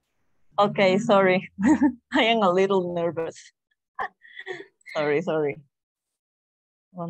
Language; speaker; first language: English; non-native, learner; Spanish